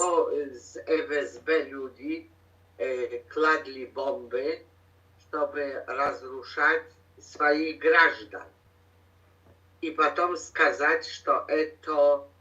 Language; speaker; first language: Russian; non-native, learner; Polish